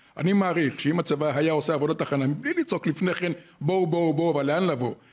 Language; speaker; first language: Hebrew; native; Hebrew